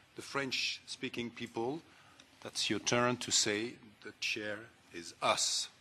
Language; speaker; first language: English; non-native, fluent; French